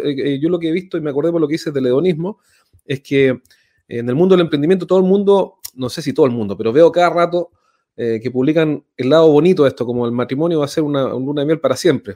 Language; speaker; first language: Spanish; native; Spanish